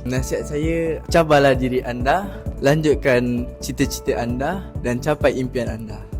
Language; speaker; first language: Malay; native; Malay